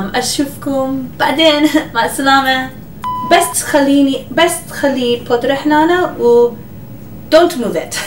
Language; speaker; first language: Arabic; early bilingual, heritage; English